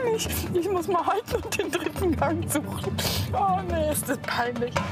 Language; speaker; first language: German; native; German